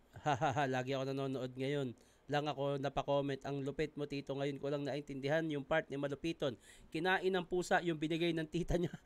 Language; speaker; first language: Filipino; native; Filipino